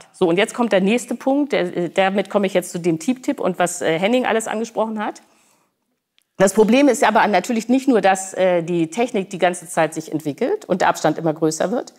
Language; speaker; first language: German; native; German